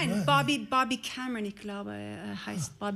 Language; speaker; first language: German; non-native, learner; English